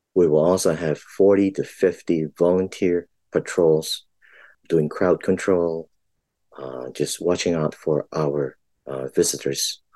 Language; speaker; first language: English; non-native, local second language; Filipino